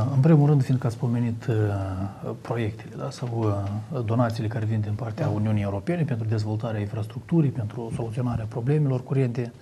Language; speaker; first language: Romanian; native; Romanian